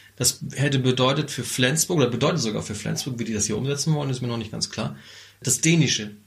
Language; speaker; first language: German; native; German